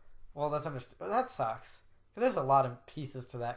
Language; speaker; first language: English; native; English